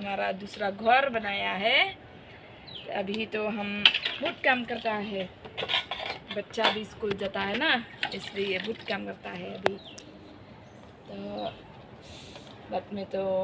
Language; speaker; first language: Hindi; non-native, local second language; Khasi